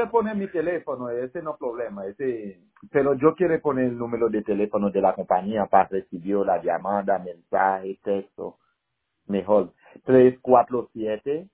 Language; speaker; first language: Spanish; non-native, learner; Haitian Creole